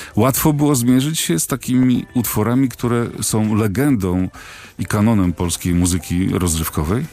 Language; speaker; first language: Polish; native; Polish